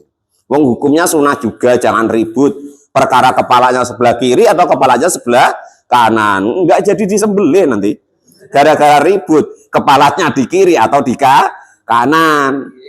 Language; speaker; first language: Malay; non-native, local second language; Javanese